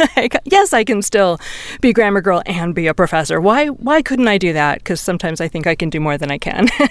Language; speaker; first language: English; native; English